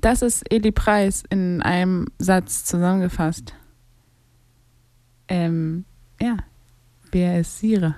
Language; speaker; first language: German; native; German